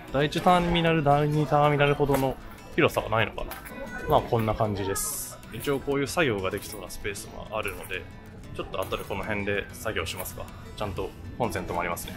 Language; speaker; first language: Japanese; native; Japanese